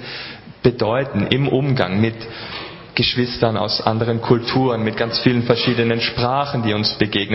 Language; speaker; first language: German; native; German